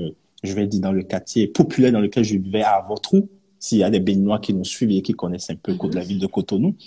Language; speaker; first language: French; non-native, local second language; Yoruba